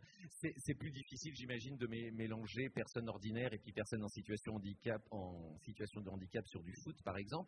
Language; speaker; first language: French; native; French